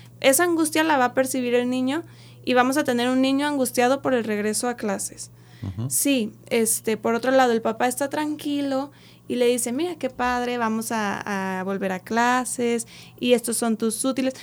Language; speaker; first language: Spanish; native; Spanish